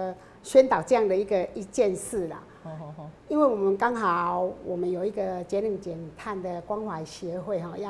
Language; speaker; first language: Chinese; non-native, local second language; Min Nan Chinese